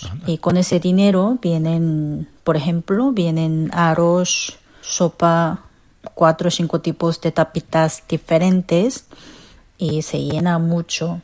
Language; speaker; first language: Spanish; non-native, fluent; Korean